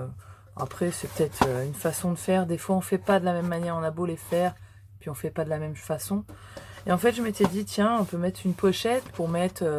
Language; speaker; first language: French; native; French